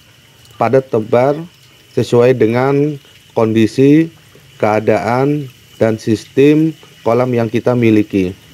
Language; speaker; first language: Indonesian; native; Indonesian